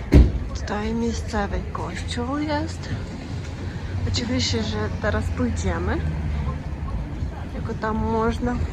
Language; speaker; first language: Polish; non-native, fluent; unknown